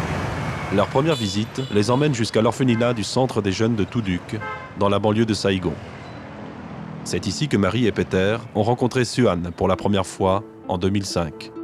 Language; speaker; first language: French; native; French